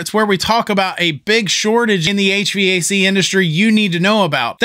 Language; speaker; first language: English; native; English